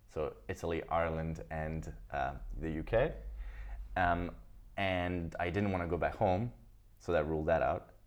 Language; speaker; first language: English; early bilingual, other home language; Italian